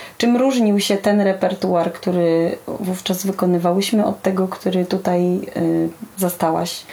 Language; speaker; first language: Polish; native; Polish